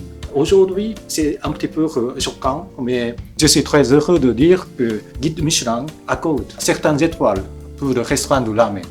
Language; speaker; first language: French; non-native, fluent; Japanese